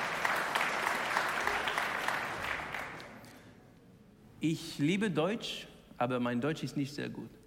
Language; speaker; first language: German; non-native, learner; English